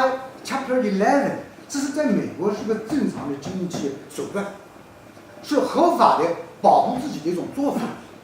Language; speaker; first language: Chinese; native; Chinese